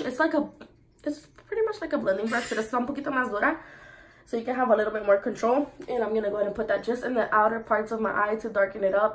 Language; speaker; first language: English; early bilingual, other home language; Spanish